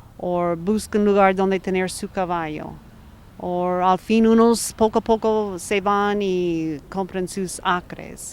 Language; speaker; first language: Spanish; non-native, fluent; English